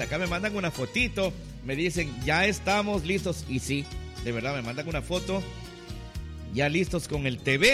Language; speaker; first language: Spanish; native; Spanish